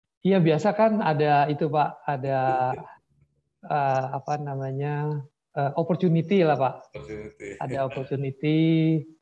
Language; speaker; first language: Indonesian; native; Indonesian